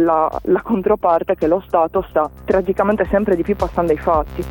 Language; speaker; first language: Italian; native; Italian